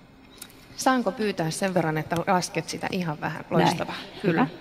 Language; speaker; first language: Finnish; native; Finnish